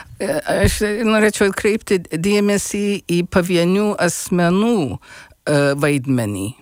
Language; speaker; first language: Lithuanian; early bilingual, heritage; Lithuanian